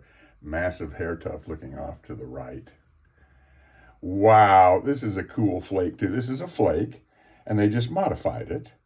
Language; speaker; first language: English; native; English